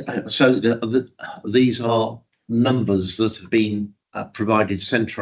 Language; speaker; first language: English; native; English